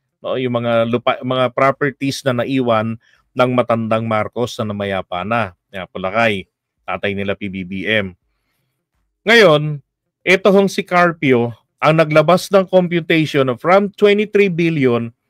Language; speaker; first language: Filipino; native; Filipino